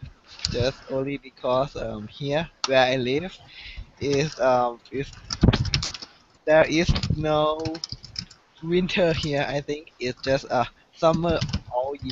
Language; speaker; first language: English; non-native, learner; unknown